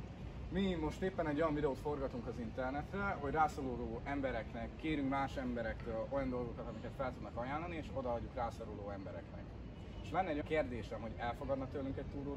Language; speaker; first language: Hungarian; native; Hungarian